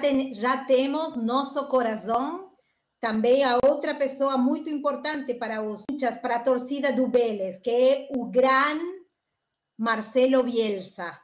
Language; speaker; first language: Portuguese; non-native, learner; Spanish